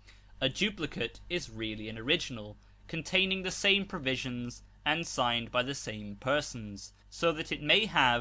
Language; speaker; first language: English; native; English